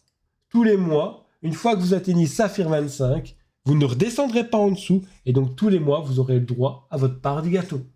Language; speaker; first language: French; native; French